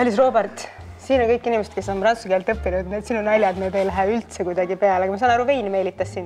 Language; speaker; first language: Estonian; native; Estonian